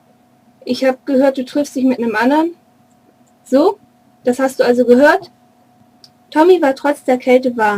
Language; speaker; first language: German; native; German